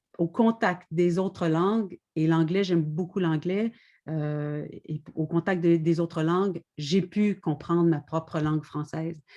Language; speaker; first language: French; native; French